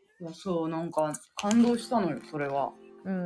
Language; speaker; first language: Japanese; native; Japanese